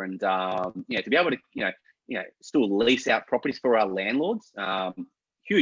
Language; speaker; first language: English; native; English